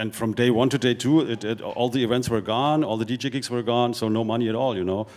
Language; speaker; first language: English; non-native, fluent; German